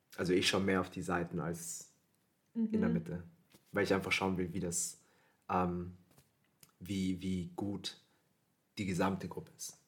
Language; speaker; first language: German; early bilingual, other home language; Filipino